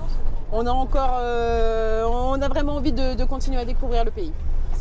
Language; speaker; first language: French; native; French